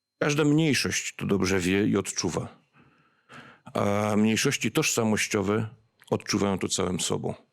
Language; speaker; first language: Polish; native; Polish